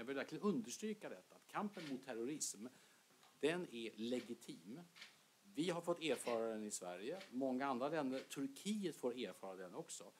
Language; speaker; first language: Swedish; native; Swedish